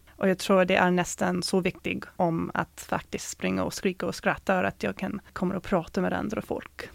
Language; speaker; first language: Swedish; non-native, fluent; English